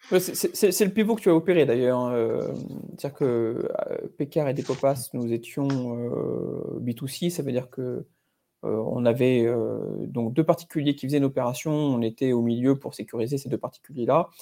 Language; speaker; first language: French; native; French